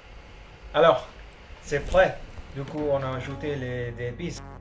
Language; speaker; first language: French; non-native, fluent; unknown